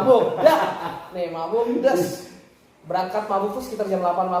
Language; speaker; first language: Indonesian; native; Indonesian